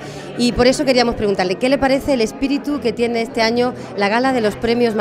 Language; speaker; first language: Spanish; native; Spanish